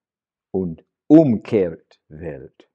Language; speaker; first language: German; non-native, learner; English